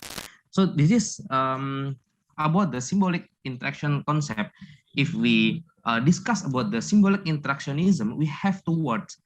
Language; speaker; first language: English; non-native, learner; Indonesian